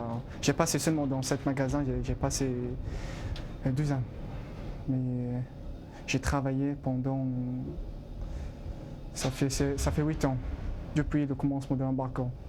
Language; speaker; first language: French; non-native, learner; Arabic